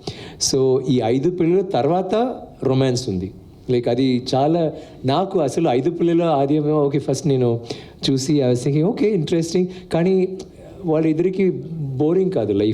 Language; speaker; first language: Telugu; non-native, learner; Tamil